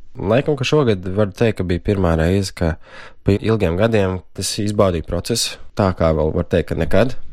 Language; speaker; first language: Latvian; native; Latvian